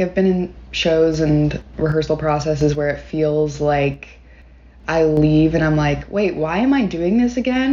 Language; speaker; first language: English; native; English